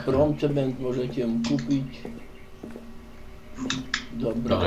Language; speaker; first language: Polish; native; Polish